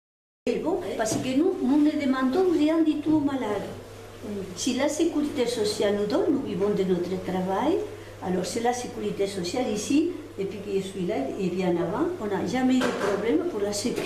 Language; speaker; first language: French; non-native, fluent; Spanish